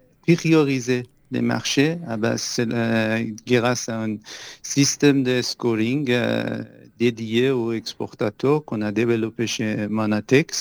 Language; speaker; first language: French; non-native, fluent; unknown